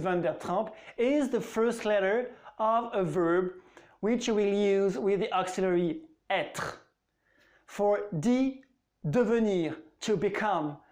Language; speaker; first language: English; non-native, fluent; French